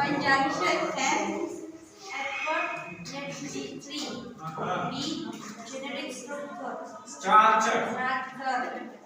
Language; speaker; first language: English; non-native, learner; Indonesian